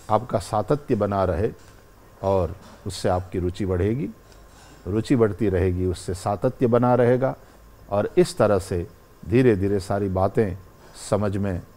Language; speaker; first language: Hindi; non-native, local second language; Gujarati